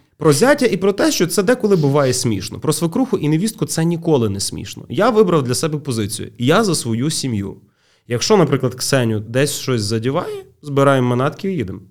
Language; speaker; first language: Ukrainian; native; Ukrainian